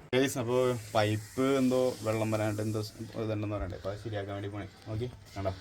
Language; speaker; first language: Malayalam; native; Malayalam